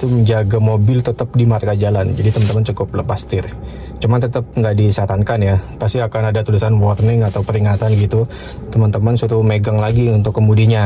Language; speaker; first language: Indonesian; native; Indonesian